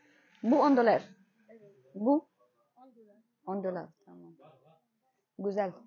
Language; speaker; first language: Turkish; non-native, learner; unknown